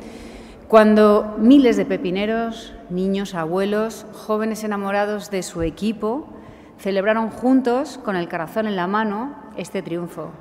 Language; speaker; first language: Spanish; native; Spanish